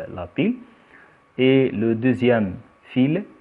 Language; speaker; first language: French; non-native, local second language; Arabic